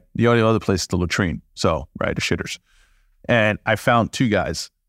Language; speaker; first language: English; early bilingual, other home language; French